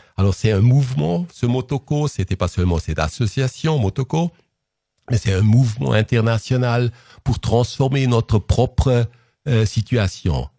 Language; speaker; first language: French; non-native, local second language; Swiss German